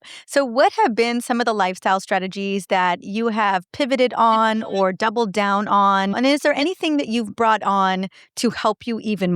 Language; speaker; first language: English; native; English